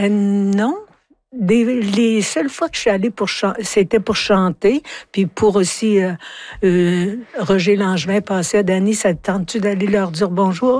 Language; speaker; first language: French; native; French